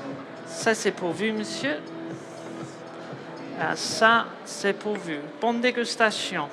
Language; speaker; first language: French; non-native, learner; English